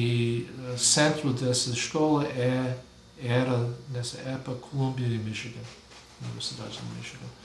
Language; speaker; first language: Portuguese; non-native, fluent; English